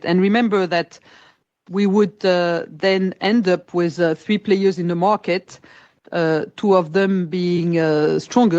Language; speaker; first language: English; non-native, fluent; French